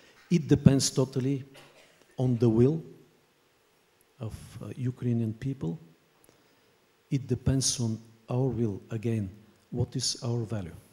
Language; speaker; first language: English; non-native, fluent; Bulgarian